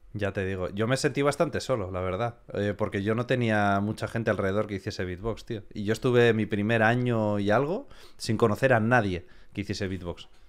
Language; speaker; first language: Spanish; native; Spanish